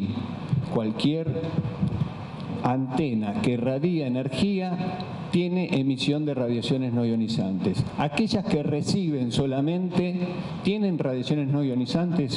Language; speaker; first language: Spanish; native; Spanish